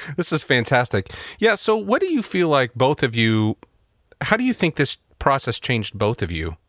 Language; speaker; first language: English; native; English